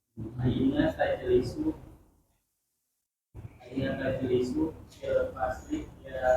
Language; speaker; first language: Arabic; non-native, learner; Indonesian